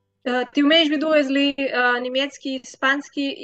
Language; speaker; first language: Russian; non-native, learner; Spanish